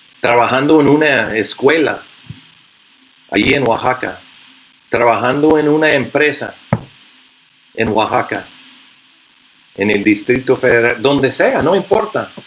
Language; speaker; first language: Spanish; non-native, fluent; English